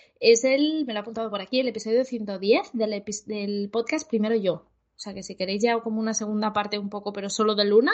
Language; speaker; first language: Spanish; native; Spanish